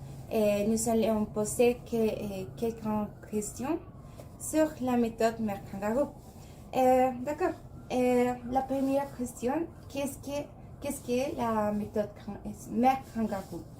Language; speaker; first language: French; non-native, learner; Spanish